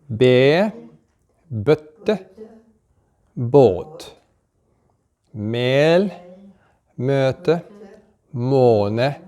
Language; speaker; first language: Norwegian; early bilingual, heritage; English